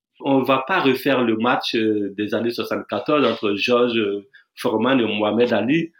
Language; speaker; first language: French; non-native, local second language; Dyula